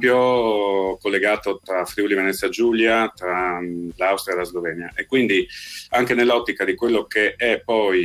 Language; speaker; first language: Italian; native; Italian